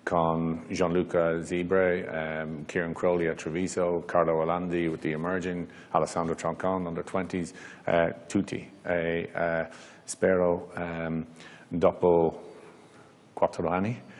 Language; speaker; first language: Italian; non-native, learner; English